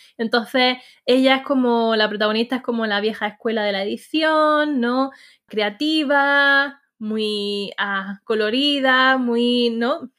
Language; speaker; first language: Spanish; native; Spanish